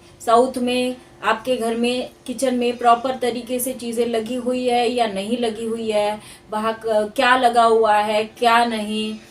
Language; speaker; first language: Hindi; non-native, local second language; Marathi